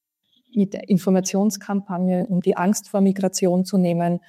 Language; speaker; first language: German; native; German